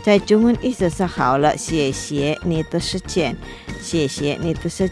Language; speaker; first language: Chinese; non-native, fluent; Indonesian